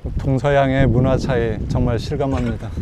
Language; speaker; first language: Korean; native; Korean